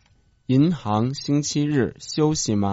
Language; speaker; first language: Chinese; native; Chinese